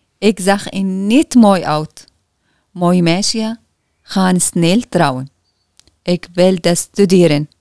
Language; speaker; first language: Dutch; non-native, learner; Arabic